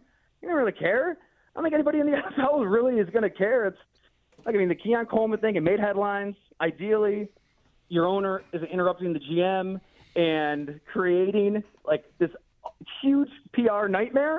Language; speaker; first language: English; native; English